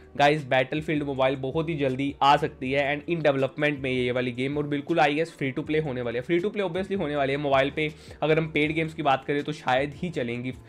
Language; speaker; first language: Hindi; native; Hindi